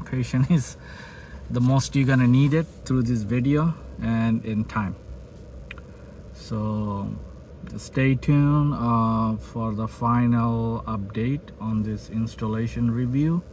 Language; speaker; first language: English; non-native, fluent; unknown